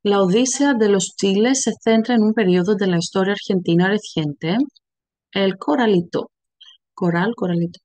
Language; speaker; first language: Spanish; non-native, fluent; Greek